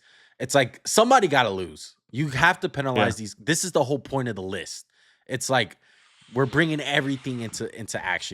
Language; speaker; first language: English; native; English